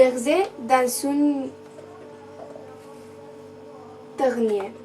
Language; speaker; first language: French; non-native, learner; Catalan